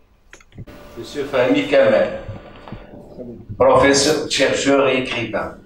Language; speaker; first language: French; non-native, local second language; Arabic